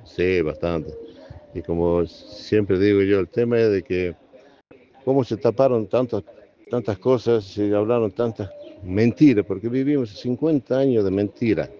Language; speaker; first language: Spanish; native; Spanish